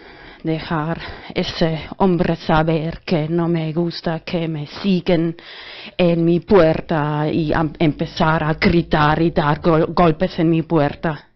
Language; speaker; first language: Spanish; non-native, fluent; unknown